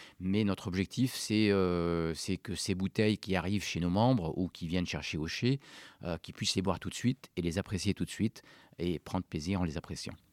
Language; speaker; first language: French; non-native, local second language; Arabic